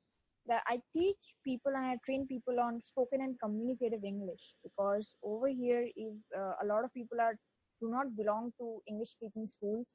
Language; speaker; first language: English; non-native, local second language; Bangla